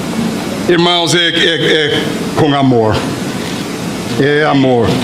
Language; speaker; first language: Portuguese; non-native, fluent; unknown